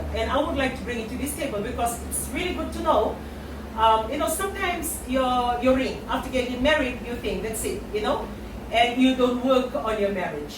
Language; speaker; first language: English; non-native, local second language; Filipino